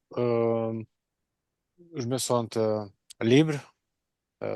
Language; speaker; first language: French; non-native, learner; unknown